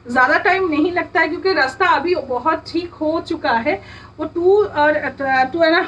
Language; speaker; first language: Hindi; non-native, local second language; Bangla